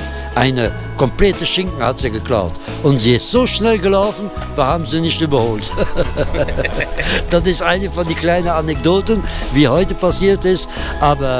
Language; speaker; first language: German; non-native, fluent; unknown